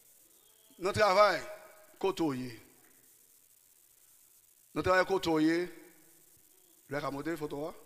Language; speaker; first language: French; non-native, local second language; Haitian Creole